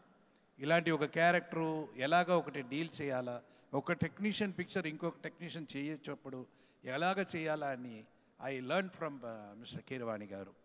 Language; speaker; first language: Telugu; non-native, learner; Tamil